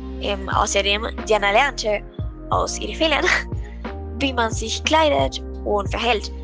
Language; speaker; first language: German; non-native, learner; Spanish